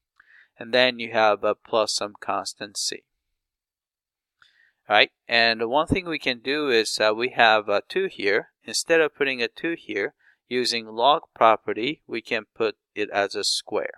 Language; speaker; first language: English; non-native, fluent; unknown